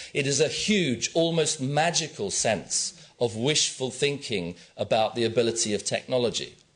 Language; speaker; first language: English; native; English